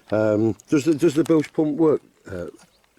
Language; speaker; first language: English; native; English